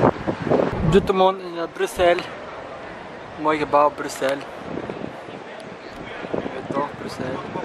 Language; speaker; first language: French; non-native, local second language; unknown